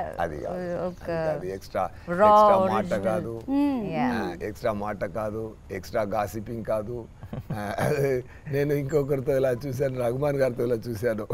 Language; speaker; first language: Telugu; non-native, fluent; Tamil